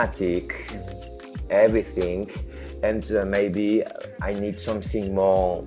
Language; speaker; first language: English; non-native, learner; French